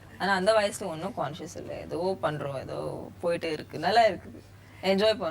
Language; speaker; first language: Tamil; non-native, fluent; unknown